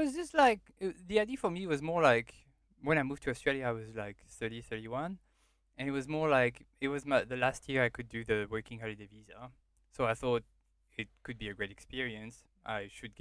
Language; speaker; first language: English; non-native, fluent; French